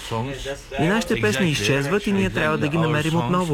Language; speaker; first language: Bulgarian; non-native, fluent; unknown